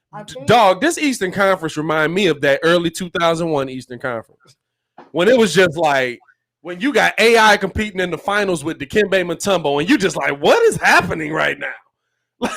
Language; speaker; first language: English; native; English